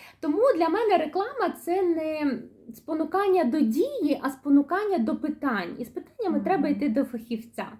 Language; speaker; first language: Ukrainian; native; Ukrainian